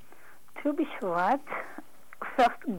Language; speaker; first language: Danish; non-native, fluent; Hebrew